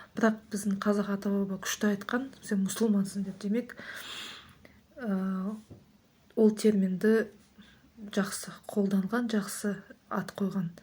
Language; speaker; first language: Kazakh; native; Kazakh